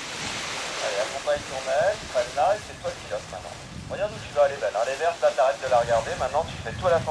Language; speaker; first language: French; native; French